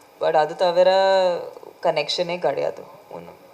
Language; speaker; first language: Tamil; non-native, fluent; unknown